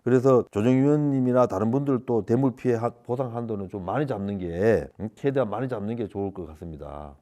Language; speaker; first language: Korean; native; Korean